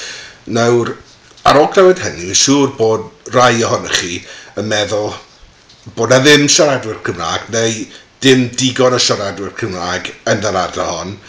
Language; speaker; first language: Welsh; non-native, local second language; English